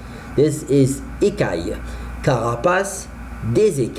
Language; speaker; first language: French; non-native, fluent; Arabic